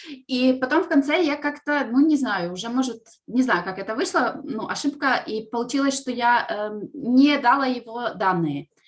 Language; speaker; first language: Russian; native; Russian